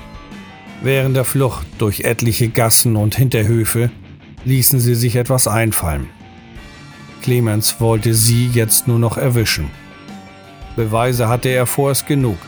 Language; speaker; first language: German; native; German